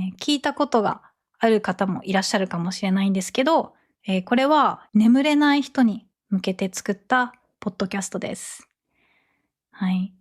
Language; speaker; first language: Japanese; native; Japanese